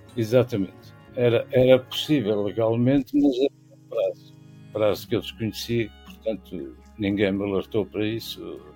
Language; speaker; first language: Portuguese; native; Portuguese